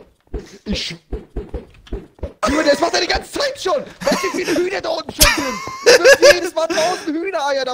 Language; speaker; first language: German; native; German